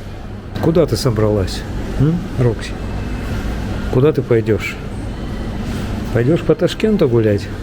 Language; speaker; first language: Russian; native; Russian